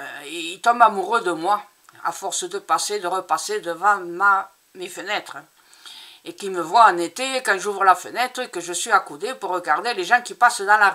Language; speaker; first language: French; native; French